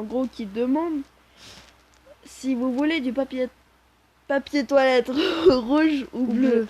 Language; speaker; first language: French; native; French